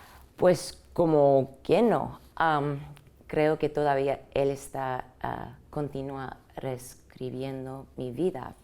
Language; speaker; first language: Spanish; early bilingual, heritage; English